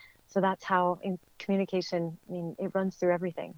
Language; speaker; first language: English; native; English